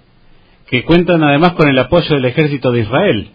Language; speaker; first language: Spanish; native; Spanish